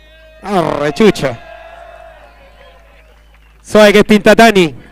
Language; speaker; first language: Spanish; native; Spanish